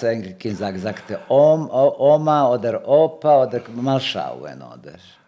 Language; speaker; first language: German; non-native, learner; Serbian